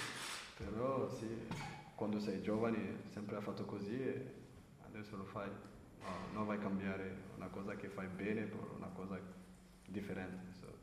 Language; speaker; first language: Italian; non-native, learner; French